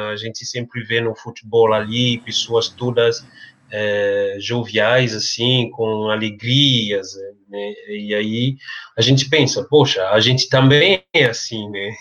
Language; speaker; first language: Portuguese; non-native, fluent; French